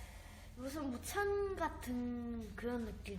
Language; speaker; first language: Korean; native; Korean